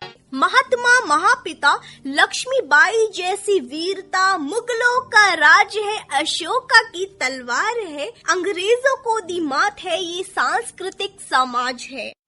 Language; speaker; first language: Hindi; native; Hindi